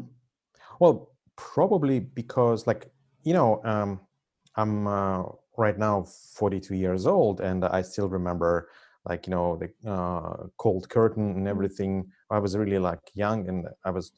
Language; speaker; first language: English; non-native, fluent; Russian